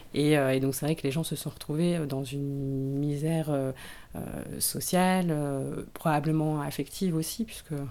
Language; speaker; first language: French; native; French